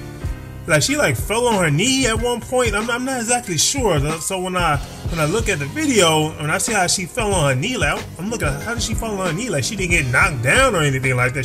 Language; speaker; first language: English; native; English